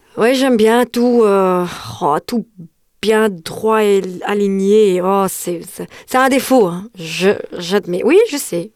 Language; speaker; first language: French; non-native, local second language; Dutch